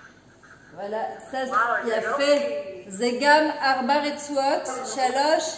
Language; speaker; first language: Hebrew; non-native, fluent; French